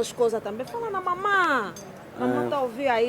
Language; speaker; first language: Portuguese; non-native, learner; Lingala